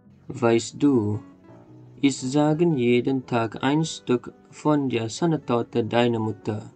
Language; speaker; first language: German; non-native, learner; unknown